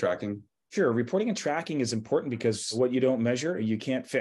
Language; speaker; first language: English; native; English